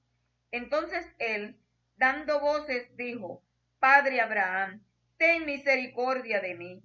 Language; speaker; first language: Spanish; native; Spanish